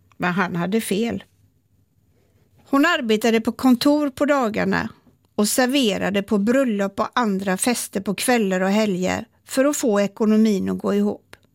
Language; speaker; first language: Swedish; native; Swedish